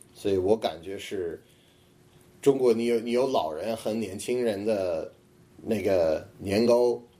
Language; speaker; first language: Chinese; non-native, fluent; English